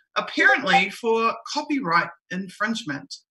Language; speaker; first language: English; native; English